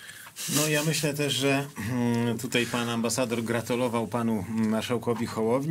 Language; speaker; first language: Polish; native; Polish